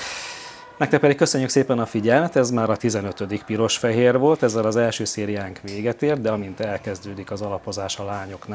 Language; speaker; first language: Hungarian; native; Hungarian